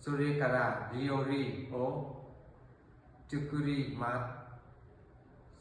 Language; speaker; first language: Japanese; non-native, learner; Vietnamese